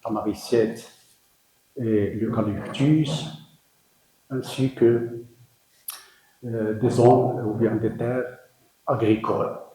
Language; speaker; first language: French; non-native, local second language; Arabic